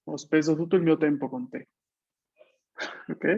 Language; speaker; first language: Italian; non-native, fluent; Spanish